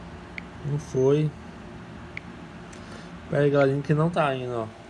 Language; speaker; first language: Portuguese; native; Portuguese